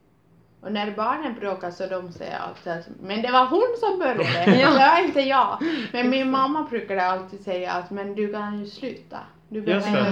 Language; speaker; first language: Swedish; non-native, local second language; Finnish